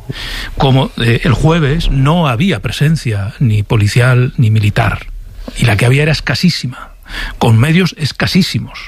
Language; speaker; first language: Spanish; native; Spanish